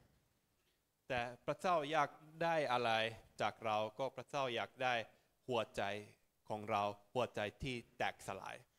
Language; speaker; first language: Thai; non-native, fluent; Finnish